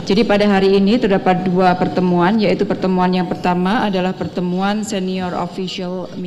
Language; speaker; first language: Indonesian; native; Indonesian